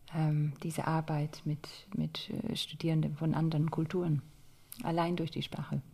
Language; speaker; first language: German; non-native, fluent; English